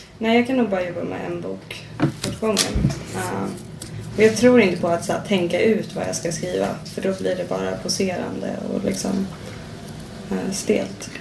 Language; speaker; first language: Swedish; native; Swedish